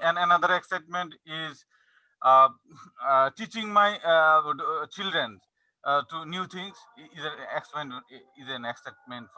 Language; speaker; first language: English; non-native, learner; Bangla